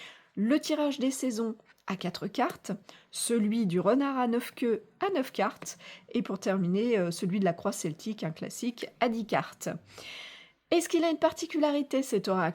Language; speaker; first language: French; native; French